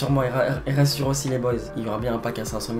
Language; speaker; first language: French; native; French